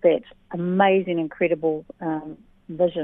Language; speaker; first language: English; native; English